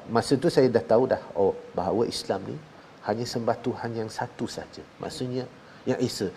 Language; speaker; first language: Malay; non-native, local second language; Chinese